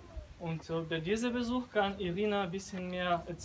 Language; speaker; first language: German; non-native, learner; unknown